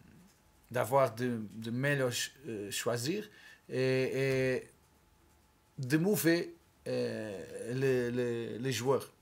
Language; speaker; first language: French; non-native, learner; Portuguese